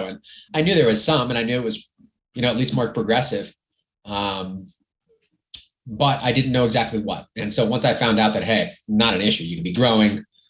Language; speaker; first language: English; native; English